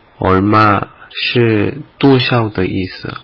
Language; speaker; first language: Chinese; non-native, learner; Korean